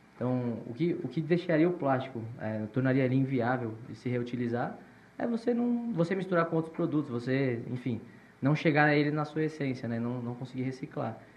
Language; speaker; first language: Portuguese; native; Portuguese